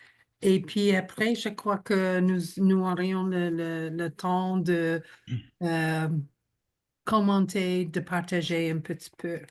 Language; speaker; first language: French; non-native, local second language; English